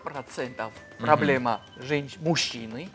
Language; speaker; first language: Russian; non-native, fluent; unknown